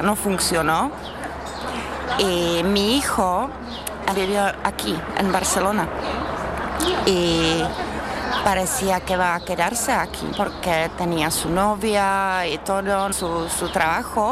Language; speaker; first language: Spanish; non-native, learner; Czech